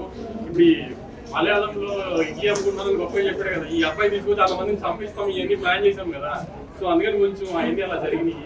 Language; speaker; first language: Telugu; native; Telugu